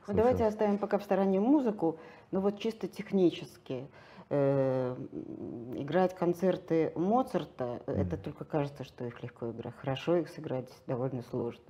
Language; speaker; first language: Russian; native; Russian